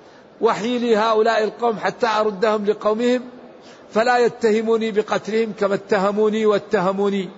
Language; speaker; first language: Arabic; native; Arabic